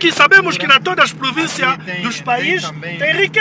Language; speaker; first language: Portuguese; non-native, learner; Lingala